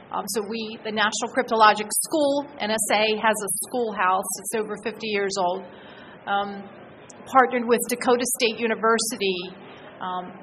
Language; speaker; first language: English; native; English